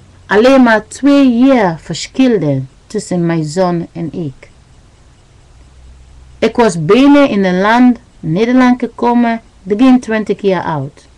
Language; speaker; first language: Dutch; non-native, learner; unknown